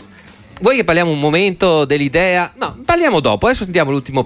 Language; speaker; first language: Italian; native; Italian